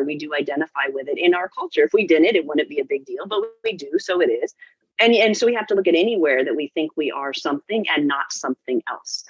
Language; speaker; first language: English; native; English